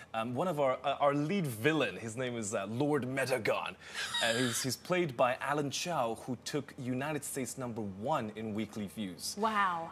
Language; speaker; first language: English; native; English